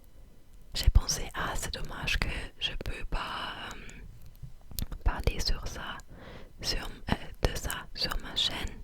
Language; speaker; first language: French; non-native, fluent; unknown